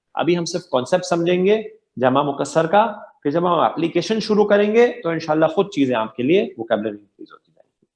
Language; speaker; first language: Urdu; native; Urdu